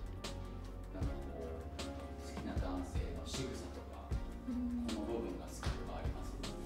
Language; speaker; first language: Japanese; native; Japanese